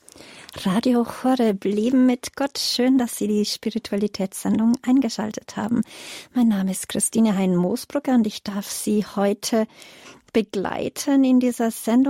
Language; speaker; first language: German; native; German